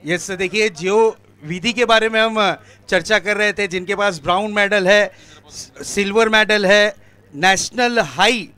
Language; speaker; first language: Hindi; non-native, local second language; Marathi